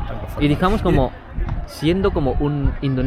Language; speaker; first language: Spanish; non-native, fluent; Indonesian